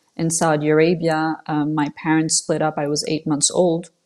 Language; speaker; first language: English; non-native, fluent; French